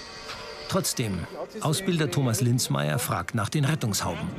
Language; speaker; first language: German; native; German